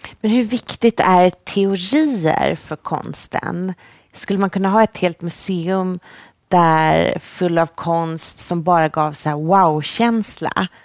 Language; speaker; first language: Swedish; native; Swedish